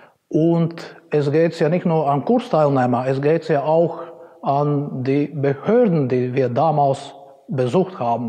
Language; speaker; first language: German; non-native, fluent; Latvian